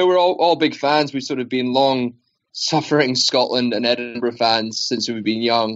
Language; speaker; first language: English; native; English